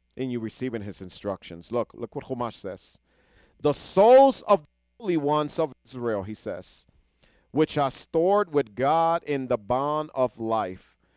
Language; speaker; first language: English; non-native, fluent; Hebrew